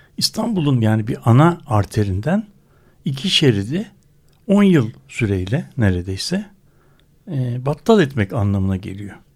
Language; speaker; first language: Turkish; native; Turkish